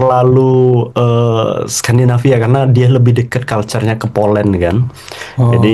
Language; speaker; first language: Indonesian; native; Indonesian